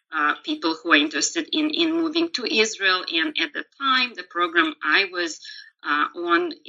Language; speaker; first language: English; non-native, fluent; Russian